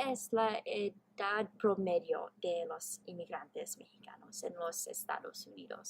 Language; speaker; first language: Spanish; non-native, learner; English